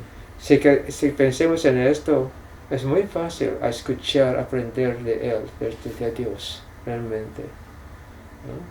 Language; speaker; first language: Spanish; non-native, fluent; English